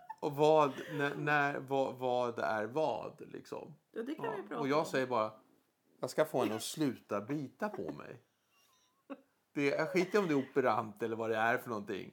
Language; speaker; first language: Swedish; native; Swedish